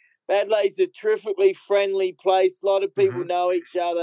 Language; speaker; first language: English; native; English